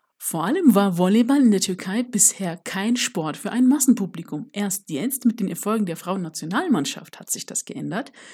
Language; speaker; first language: German; early bilingual, other home language; Turkish